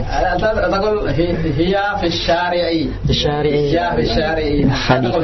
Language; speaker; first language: Arabic; non-native, fluent; Indonesian